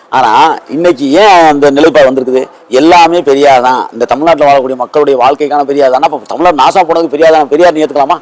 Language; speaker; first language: Tamil; native; Tamil